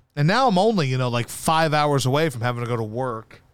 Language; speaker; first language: English; native; English